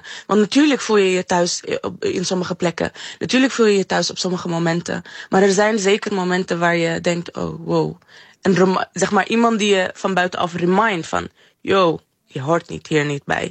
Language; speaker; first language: Dutch; non-native, fluent; Arabic